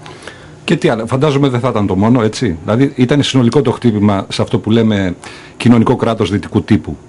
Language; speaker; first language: Greek; native; Greek